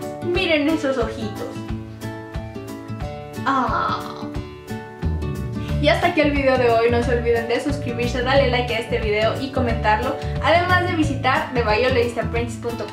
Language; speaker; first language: Spanish; native; Spanish